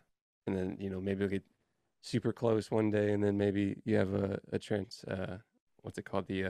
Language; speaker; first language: English; native; English